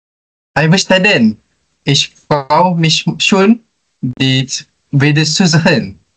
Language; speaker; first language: German; non-native, learner; Malay